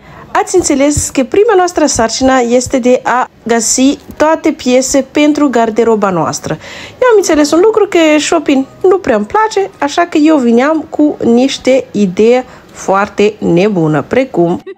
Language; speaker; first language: Romanian; non-native, learner; Malagasy